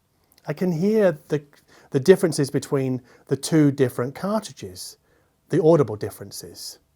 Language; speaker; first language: English; native; English